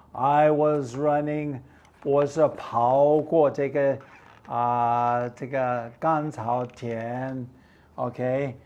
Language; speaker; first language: Chinese; non-native, fluent; English